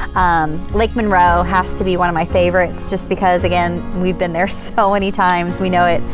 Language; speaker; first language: English; native; English